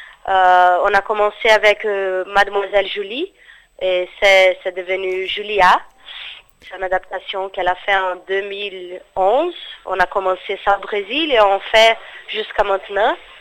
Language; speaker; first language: French; non-native, fluent; Portuguese